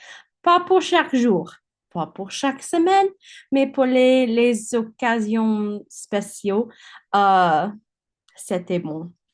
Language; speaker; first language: French; non-native, learner; English